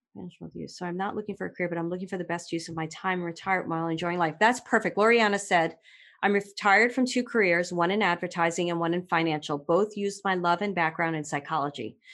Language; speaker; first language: English; native; English